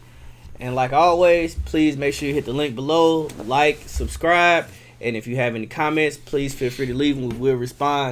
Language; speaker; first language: English; native; English